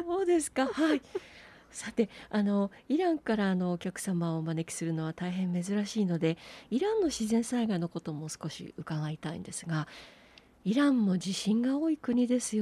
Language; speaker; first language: Japanese; native; Japanese